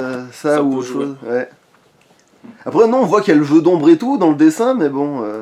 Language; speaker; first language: French; native; French